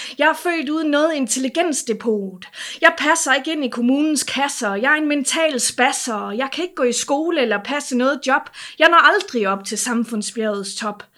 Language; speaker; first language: Danish; native; Danish